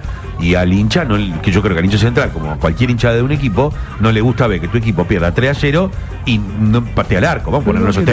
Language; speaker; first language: Spanish; native; Spanish